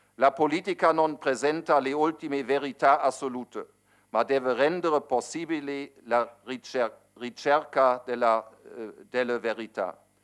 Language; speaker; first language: Italian; non-native, fluent; German